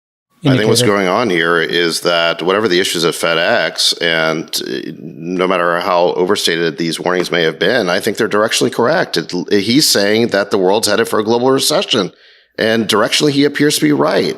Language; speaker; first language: English; native; English